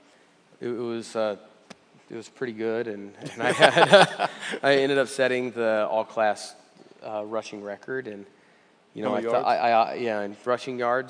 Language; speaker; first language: English; native; English